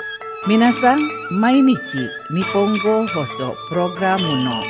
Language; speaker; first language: Japanese; non-native, fluent; Indonesian